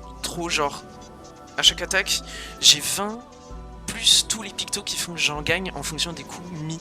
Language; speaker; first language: French; native; French